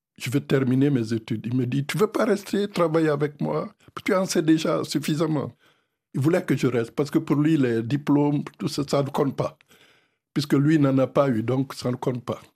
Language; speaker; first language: French; non-native, local second language; Fula